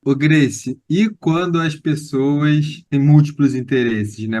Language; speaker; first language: Portuguese; native; Portuguese